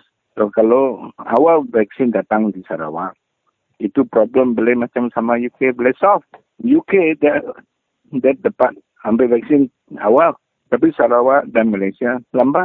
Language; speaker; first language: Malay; non-native, local second language; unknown